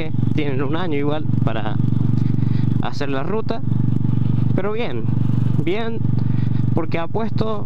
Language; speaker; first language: Spanish; native; Spanish